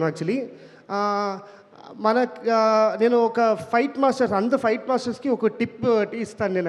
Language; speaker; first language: Telugu; non-native, local second language; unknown